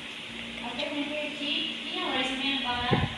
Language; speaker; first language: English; non-native, learner; Indonesian